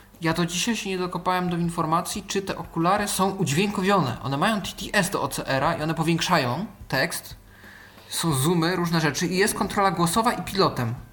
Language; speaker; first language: Polish; native; Polish